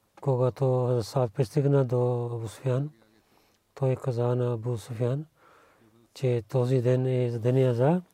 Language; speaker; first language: Bulgarian; non-native, learner; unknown